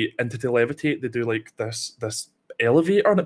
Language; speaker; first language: English; native; English